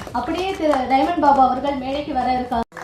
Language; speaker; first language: Tamil; native; Tamil